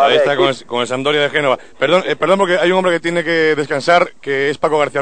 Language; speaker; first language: Spanish; native; Spanish